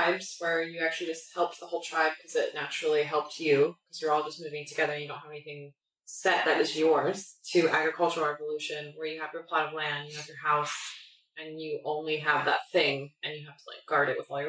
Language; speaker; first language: English; native; English